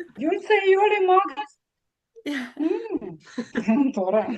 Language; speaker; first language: Estonian; non-native, learner; Russian